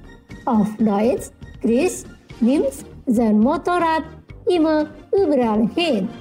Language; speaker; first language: German; non-native, fluent; Indonesian